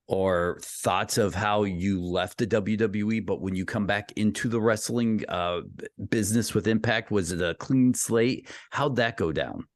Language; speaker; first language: English; native; English